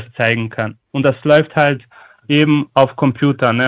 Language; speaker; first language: German; non-native, fluent; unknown